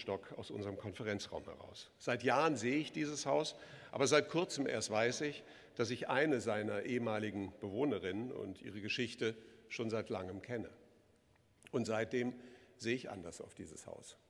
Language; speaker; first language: German; native; German